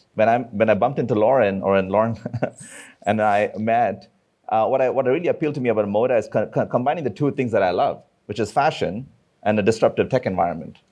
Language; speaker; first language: English; non-native, local second language; Tamil